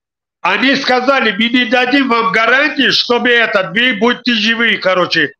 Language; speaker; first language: Russian; non-native, local second language; Tajik